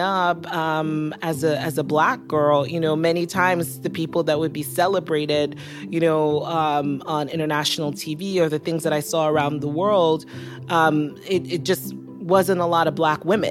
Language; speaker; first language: English; non-native, local second language; Yoruba